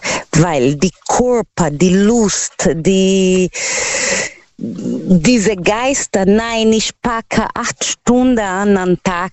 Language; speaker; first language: German; non-native, learner; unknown